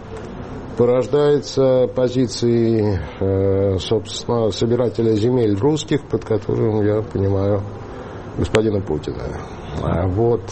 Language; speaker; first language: Russian; native; Russian